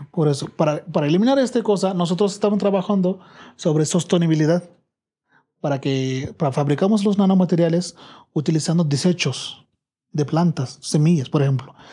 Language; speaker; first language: Spanish; non-native, learner; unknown